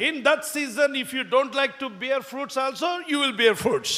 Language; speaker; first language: English; non-native, local second language; Telugu